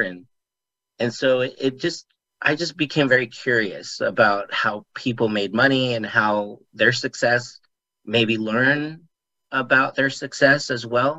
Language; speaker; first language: English; native; English